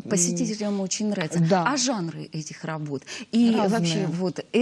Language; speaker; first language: Russian; native; Russian